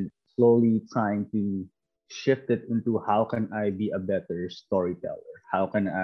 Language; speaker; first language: English; non-native, local second language; Filipino